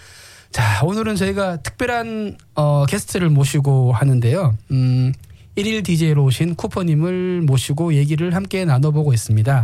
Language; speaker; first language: Korean; native; Korean